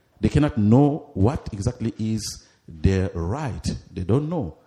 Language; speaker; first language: English; non-native, fluent; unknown